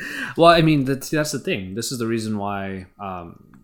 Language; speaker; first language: English; early bilingual, other home language; Filipino